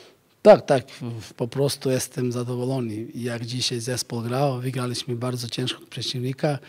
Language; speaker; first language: Polish; non-native, learner; Macedonian